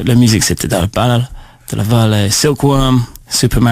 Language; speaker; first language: French; non-native, learner; English